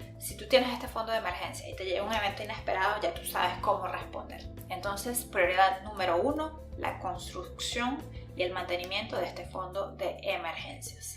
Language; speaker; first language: Spanish; native; Spanish